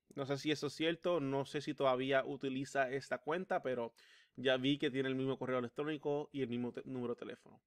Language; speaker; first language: Spanish; early bilingual, heritage; Spanish